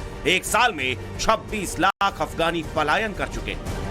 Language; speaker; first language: Hindi; native; Hindi